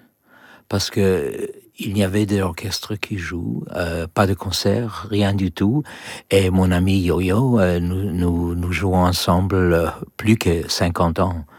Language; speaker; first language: French; non-native, learner; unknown